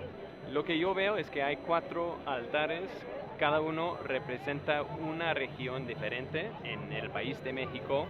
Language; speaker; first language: Spanish; non-native, fluent; English